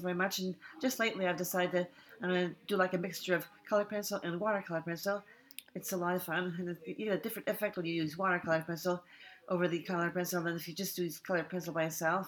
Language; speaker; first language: English; native; English